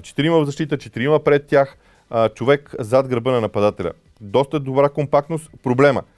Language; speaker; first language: Bulgarian; native; Bulgarian